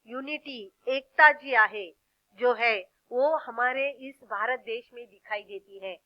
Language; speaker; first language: Hindi; non-native, local second language; Marathi